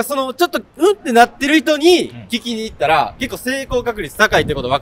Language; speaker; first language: Japanese; native; Japanese